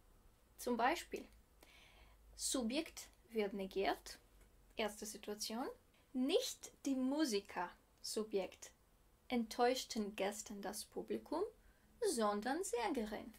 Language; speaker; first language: German; non-native, fluent; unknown